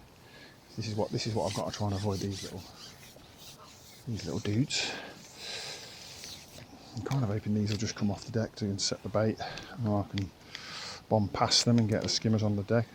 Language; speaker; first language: English; native; English